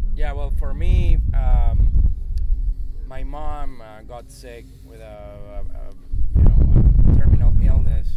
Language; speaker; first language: English; non-native, fluent; Spanish